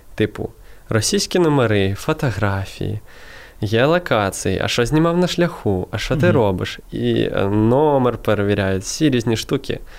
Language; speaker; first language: Ukrainian; non-native, local second language; Russian